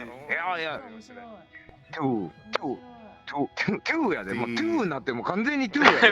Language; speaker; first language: Japanese; native; Japanese